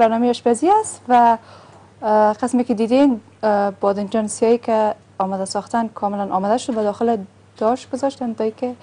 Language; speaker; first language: Persian; native; Persian